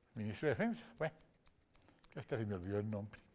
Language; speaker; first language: Spanish; native; Spanish